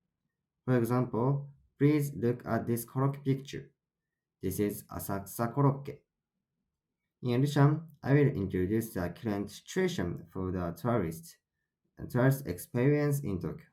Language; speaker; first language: English; non-native, learner; Japanese